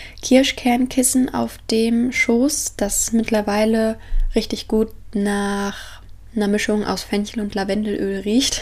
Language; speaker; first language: German; native; German